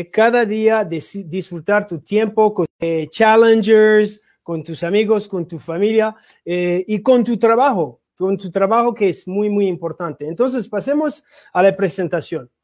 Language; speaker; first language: Spanish; non-native, learner; English